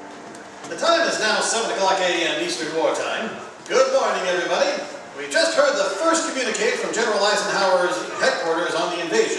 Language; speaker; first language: English; native; English